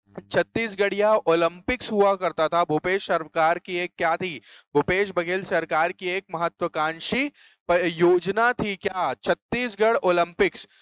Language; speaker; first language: Hindi; native; Hindi